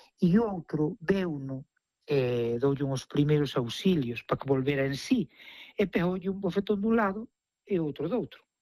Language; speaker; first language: Galician; native; Galician